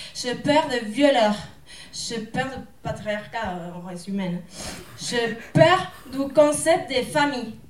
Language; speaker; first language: French; non-native, fluent; Spanish